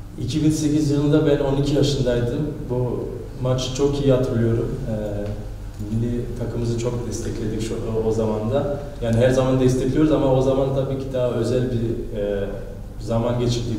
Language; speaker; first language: Turkish; early bilingual, heritage; Turkish